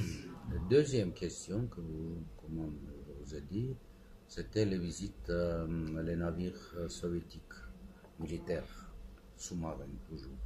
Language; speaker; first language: French; non-native, fluent; Armenian